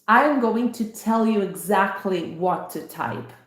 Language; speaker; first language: English; non-native, fluent; Italian